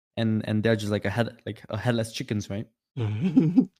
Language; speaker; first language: English; non-native, fluent; Vietnamese